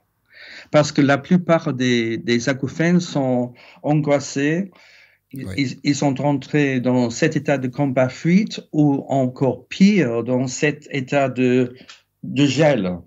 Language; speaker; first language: French; non-native, fluent; English